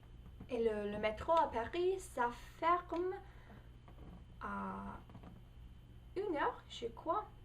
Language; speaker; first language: French; non-native, fluent; English